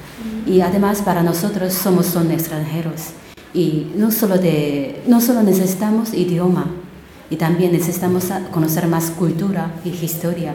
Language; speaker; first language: Spanish; non-native, learner; Korean